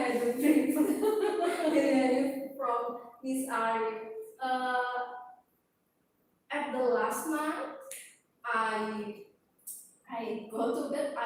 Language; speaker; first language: English; non-native, learner; Indonesian